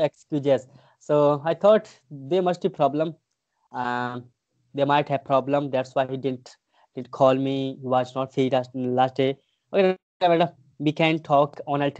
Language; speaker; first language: English; non-native, fluent; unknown